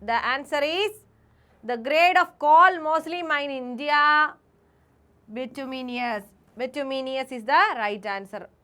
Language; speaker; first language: English; non-native, local second language; Malayalam